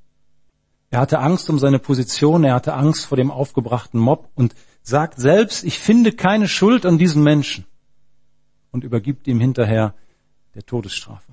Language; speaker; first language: German; native; German